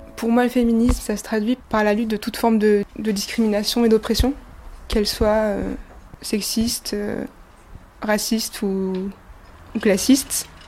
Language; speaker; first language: French; native; French